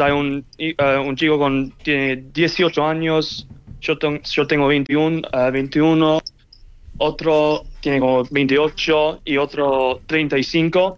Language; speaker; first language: Spanish; early bilingual, heritage; English